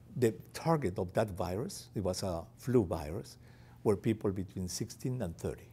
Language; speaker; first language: English; non-native, fluent; Spanish